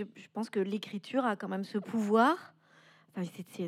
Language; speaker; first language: French; native; French